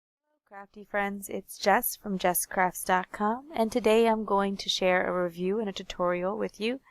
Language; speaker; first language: English; native; English